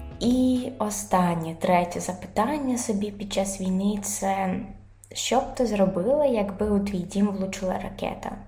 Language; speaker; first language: Ukrainian; non-native, local second language; Russian